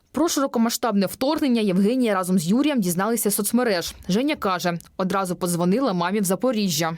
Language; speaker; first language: Ukrainian; native; Ukrainian